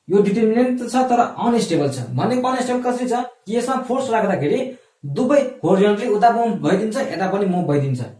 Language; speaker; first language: Nepali; non-native, local second language; Maithili